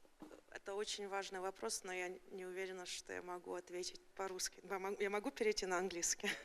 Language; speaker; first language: Russian; early bilingual, heritage; Russian